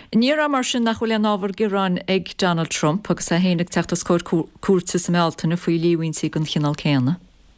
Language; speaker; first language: Irish; native; Irish